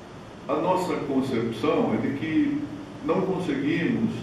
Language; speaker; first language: Portuguese; native; Portuguese